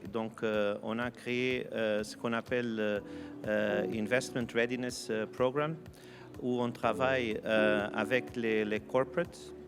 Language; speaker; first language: French; non-native, fluent; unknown